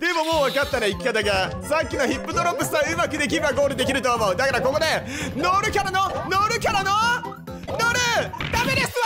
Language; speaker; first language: Japanese; native; Japanese